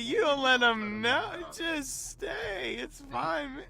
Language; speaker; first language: English; native; English